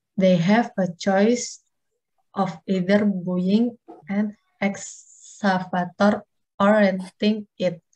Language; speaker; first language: English; non-native, learner; Indonesian